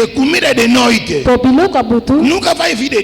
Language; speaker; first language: Portuguese; non-native, learner; Lingala